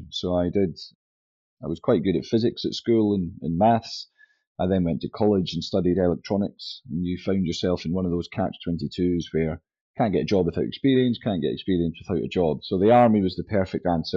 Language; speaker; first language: English; native; English